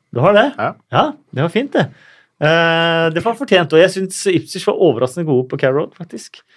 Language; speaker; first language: Norwegian; native; Norwegian